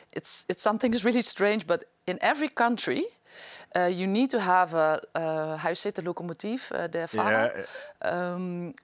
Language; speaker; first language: English; non-native, fluent; Dutch